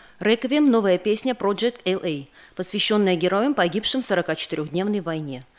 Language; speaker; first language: Russian; non-native, local second language; Armenian